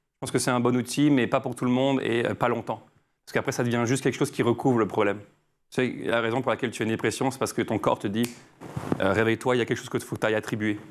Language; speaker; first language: French; native; French